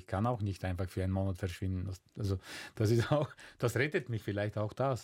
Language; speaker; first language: German; non-native, fluent; Bulgarian